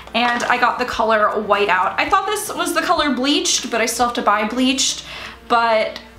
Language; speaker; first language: English; native; English